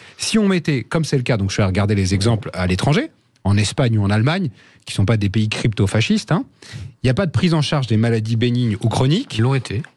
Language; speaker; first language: French; native; French